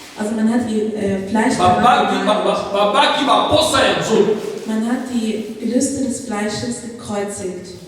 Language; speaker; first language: German; non-native, fluent; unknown